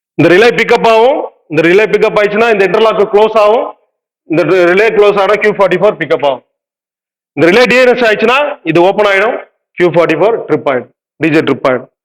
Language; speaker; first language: Tamil; native; Tamil